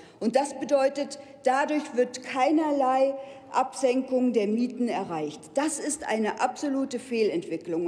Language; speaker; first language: German; native; German